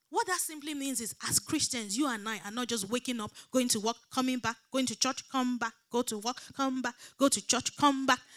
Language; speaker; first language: English; non-native, local second language; Yoruba